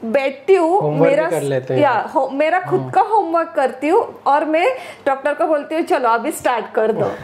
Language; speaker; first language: Hindi; non-native, local second language; Marathi